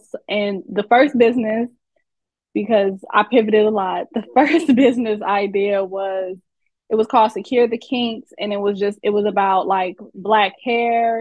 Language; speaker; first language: English; native; English